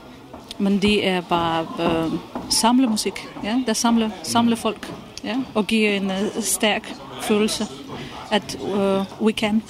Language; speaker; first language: Danish; non-native, fluent; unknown